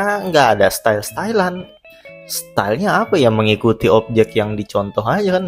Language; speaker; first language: Indonesian; native; Indonesian